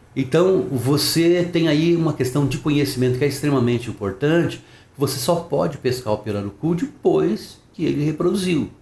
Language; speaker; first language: Portuguese; native; Portuguese